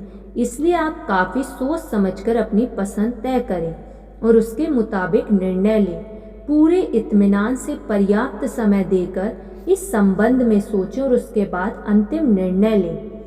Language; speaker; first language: Hindi; native; Hindi